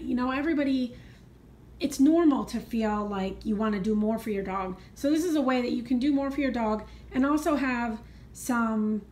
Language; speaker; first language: English; native; English